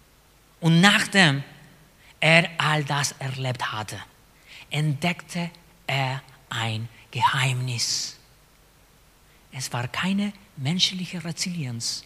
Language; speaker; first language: German; non-native, fluent; Spanish